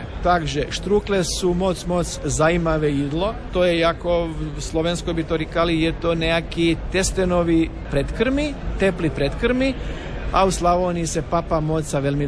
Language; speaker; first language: Slovak; non-native, learner; Croatian